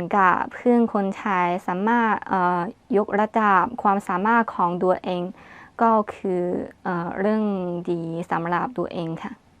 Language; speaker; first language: Thai; non-native, learner; Chinese